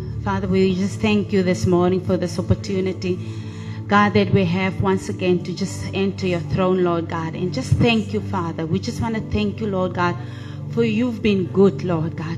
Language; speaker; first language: English; non-native, local second language; Afrikaans